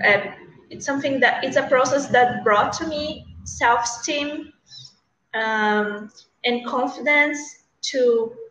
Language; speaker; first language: English; non-native, learner; Portuguese